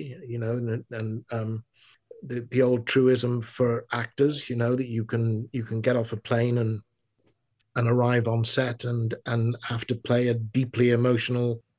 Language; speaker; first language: English; native; English